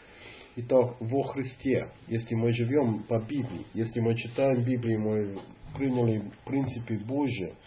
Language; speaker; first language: Russian; non-native, fluent; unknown